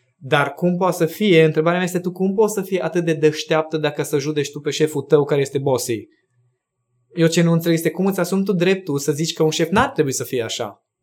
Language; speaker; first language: Romanian; non-native, local second language; Hungarian